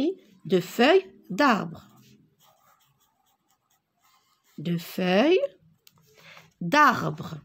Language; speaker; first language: French; non-native, local second language; Arabic